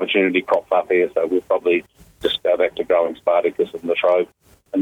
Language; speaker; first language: English; native; English